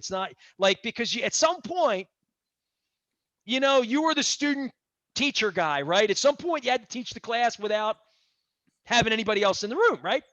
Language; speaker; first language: English; native; English